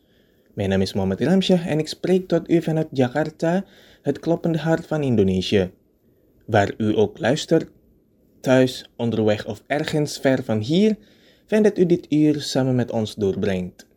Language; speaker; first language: Dutch; non-native, fluent; Indonesian